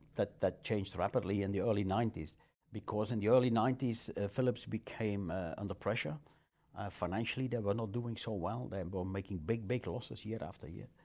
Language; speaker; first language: English; non-native, fluent; Dutch